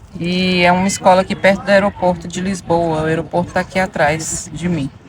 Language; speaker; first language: Portuguese; native; Portuguese